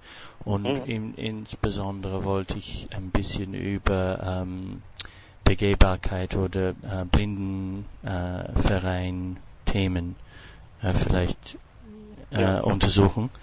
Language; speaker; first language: German; non-native, fluent; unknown